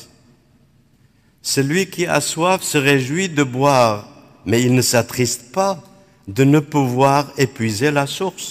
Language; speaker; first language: French; non-native, local second language; Arabic